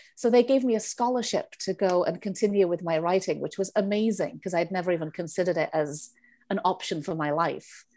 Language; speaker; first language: English; native; English